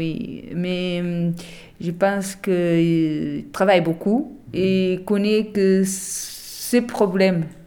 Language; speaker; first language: French; non-native, learner; Portuguese